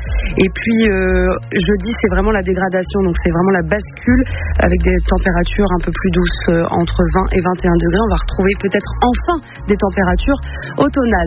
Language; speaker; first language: French; native; French